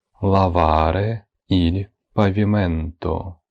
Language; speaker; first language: Italian; non-native, fluent; Ukrainian